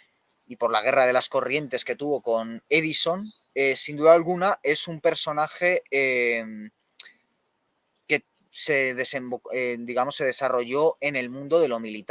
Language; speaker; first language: Spanish; native; Spanish